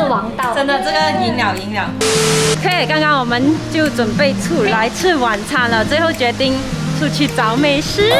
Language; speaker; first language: Chinese; native; Chinese